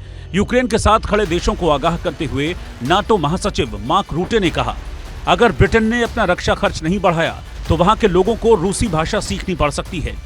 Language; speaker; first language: Hindi; native; Hindi